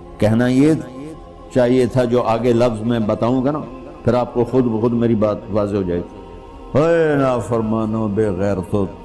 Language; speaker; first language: Urdu; non-native, local second language; Punjabi